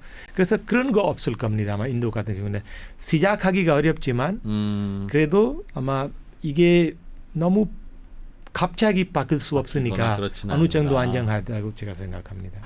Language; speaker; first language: Korean; non-native, fluent; Hindi